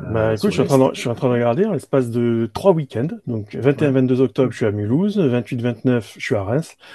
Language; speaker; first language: French; native; French